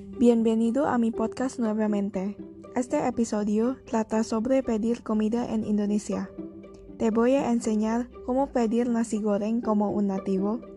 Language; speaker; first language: Spanish; non-native, learner; Indonesian